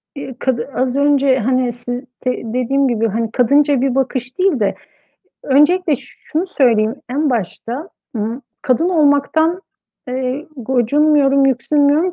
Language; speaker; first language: Turkish; native; Turkish